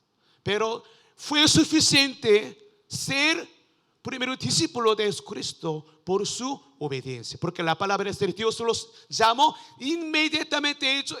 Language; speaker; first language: Spanish; non-native, learner; Korean